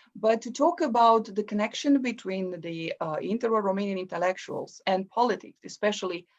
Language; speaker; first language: English; non-native, fluent; Romanian